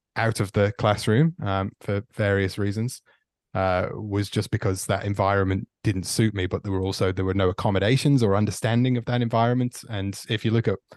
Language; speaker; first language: English; native; English